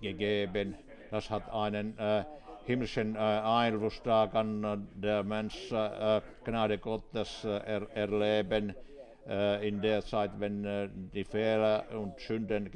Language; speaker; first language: German; non-native, fluent; Finnish